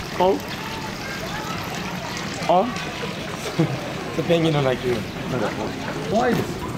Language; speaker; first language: Japanese; native; Japanese